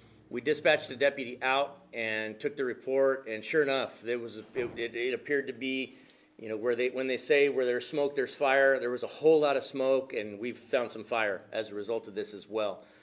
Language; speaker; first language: English; early bilingual, other home language; Spanish